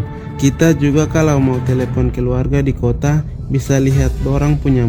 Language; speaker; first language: Indonesian; non-native, local second language; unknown